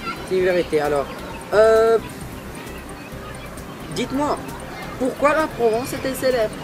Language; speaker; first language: French; non-native, learner; English